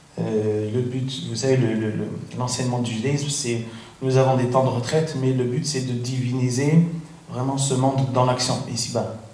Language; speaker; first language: French; non-native, fluent; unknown